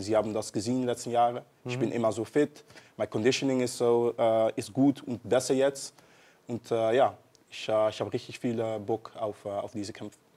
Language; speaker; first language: German; non-native, learner; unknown